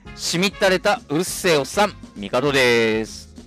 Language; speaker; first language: Japanese; native; Japanese